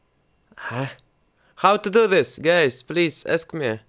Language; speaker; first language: English; non-native, fluent; Russian